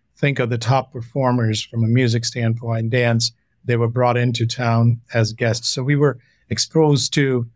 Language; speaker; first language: English; non-native, local second language; Hindi